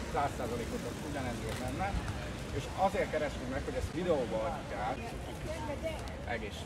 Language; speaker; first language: Hungarian; native; Hungarian